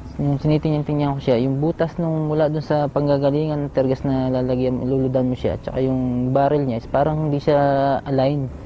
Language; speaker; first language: Filipino; native; Filipino